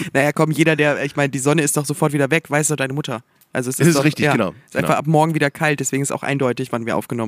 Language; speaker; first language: German; native; German